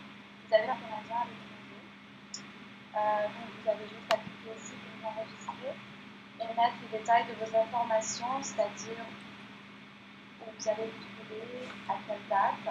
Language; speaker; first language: French; native; French